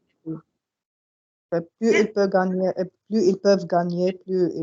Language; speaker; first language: French; non-native, learner; Arabic